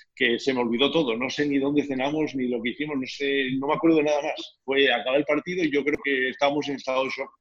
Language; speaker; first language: Spanish; native; Spanish